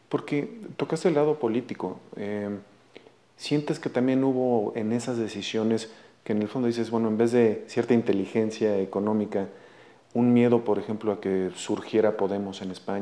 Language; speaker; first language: Spanish; native; Spanish